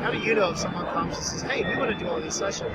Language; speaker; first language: English; native; English